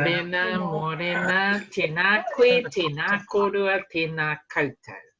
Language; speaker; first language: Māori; non-native, fluent; English